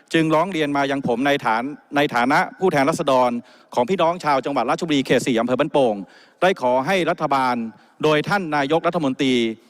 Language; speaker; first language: Thai; native; Thai